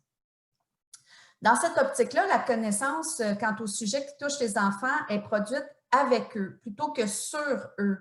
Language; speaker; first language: French; native; French